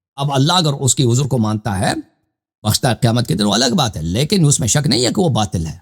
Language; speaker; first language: Urdu; native; Urdu